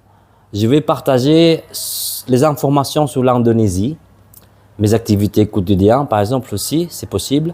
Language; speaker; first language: French; non-native, fluent; Madurese